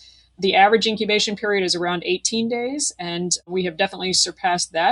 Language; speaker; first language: English; native; English